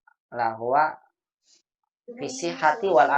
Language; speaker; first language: Arabic; non-native, fluent; Indonesian